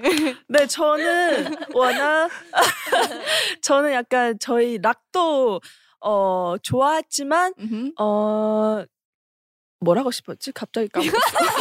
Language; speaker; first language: Korean; non-native, fluent; Chinese